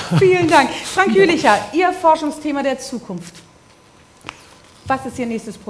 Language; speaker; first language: German; native; German